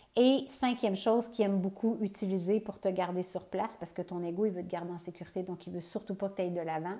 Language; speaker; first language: French; native; French